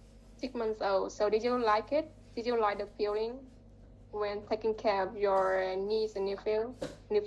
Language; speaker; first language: English; non-native, fluent; Vietnamese